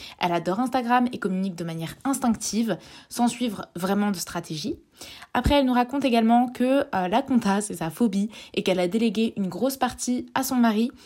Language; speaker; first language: French; native; French